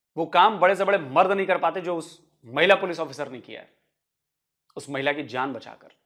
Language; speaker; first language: Hindi; native; Hindi